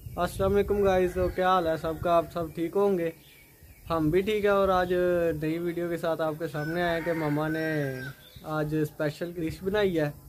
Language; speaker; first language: Urdu; non-native, local second language; Punjabi